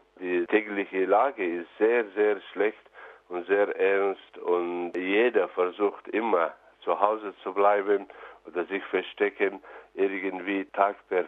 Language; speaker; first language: German; non-native, fluent; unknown